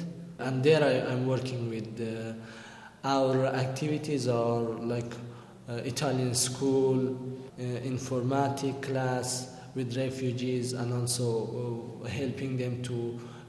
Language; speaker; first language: English; non-native, learner; Persian